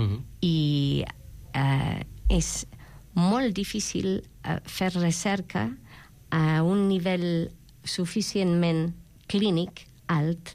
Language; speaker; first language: Catalan; non-native, fluent; English